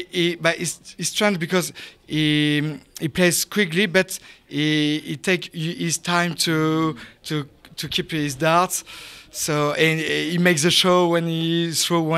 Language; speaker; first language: English; non-native, learner; French